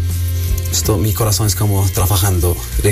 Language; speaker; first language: Spanish; non-native, learner; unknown